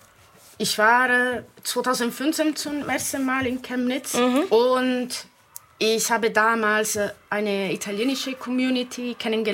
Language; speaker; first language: German; non-native, fluent; Italian